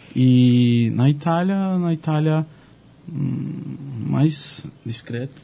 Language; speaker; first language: Portuguese; non-native, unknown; Georgian